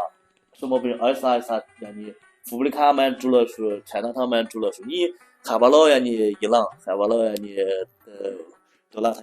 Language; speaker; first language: Persian; non-native, learner; Chinese